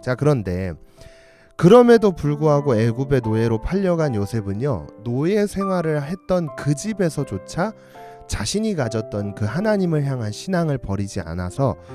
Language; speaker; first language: Korean; native; Korean